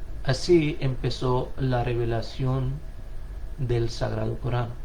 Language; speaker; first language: Spanish; non-native, fluent; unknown